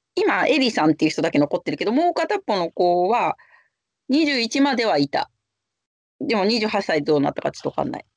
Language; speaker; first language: Japanese; native; Japanese